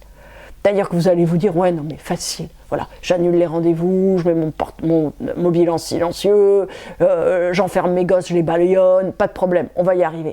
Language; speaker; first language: French; native; French